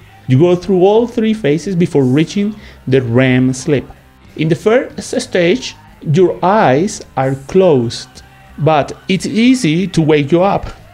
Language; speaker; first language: English; non-native, fluent; Spanish